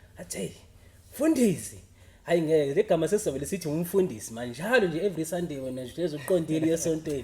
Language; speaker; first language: Zulu; native; Zulu